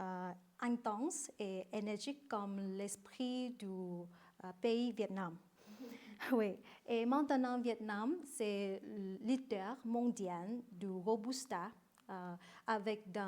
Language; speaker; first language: French; non-native, learner; Vietnamese